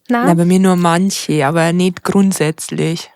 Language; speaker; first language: German; native; German